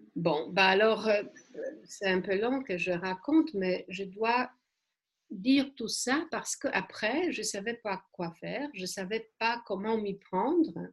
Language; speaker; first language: French; non-native, fluent; Polish